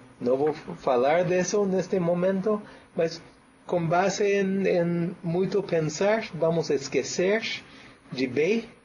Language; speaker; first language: Portuguese; non-native, fluent; English